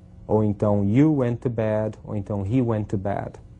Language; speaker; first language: English; non-native, fluent; Portuguese